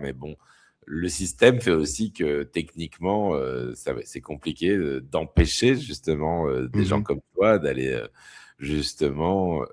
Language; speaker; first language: French; native; French